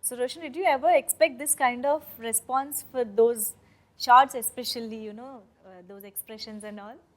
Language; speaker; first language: English; non-native, local second language; Telugu